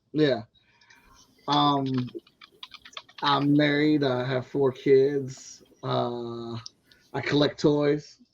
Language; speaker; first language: English; native; English